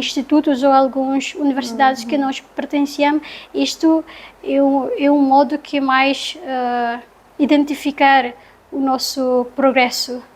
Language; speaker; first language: Portuguese; non-native, learner; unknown